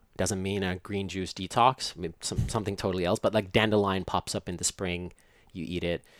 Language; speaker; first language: English; non-native, fluent; Finnish